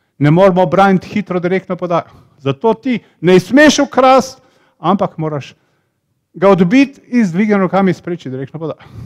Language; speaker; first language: Slovenian; native; Slovenian